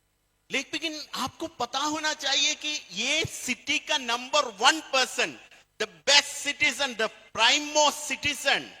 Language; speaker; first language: Hindi; non-native, learner; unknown